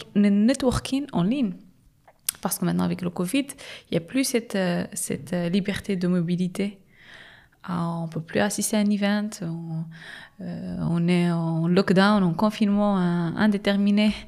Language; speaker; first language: French; non-native, local second language; Arabic